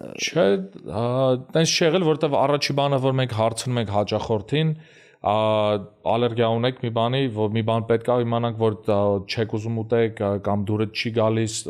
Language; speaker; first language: Armenian; early bilingual, heritage; Armenian